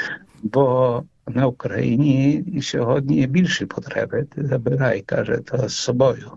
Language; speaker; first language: Ukrainian; early bilingual, heritage; Ukrainian